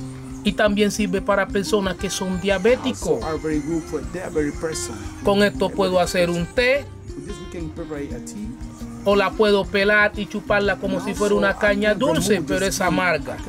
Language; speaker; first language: Spanish; native; Spanish